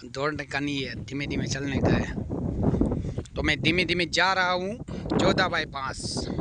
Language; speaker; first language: Hindi; non-native, local second language; Gujarati